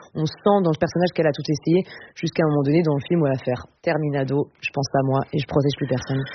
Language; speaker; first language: French; native; French